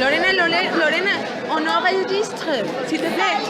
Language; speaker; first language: French; non-native, learner; Spanish